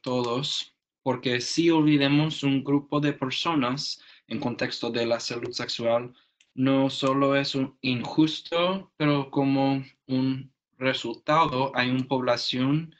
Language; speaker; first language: Spanish; non-native, learner; English